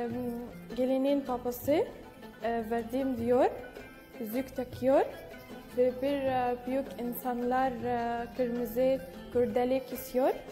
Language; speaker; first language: Turkish; non-native, learner; Arabic